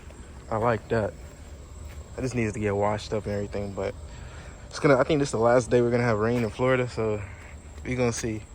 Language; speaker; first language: English; native; English